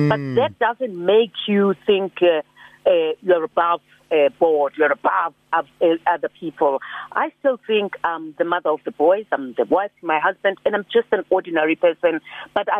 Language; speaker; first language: English; non-native, local second language; Zulu